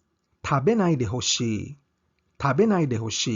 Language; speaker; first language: Japanese; non-native, fluent; English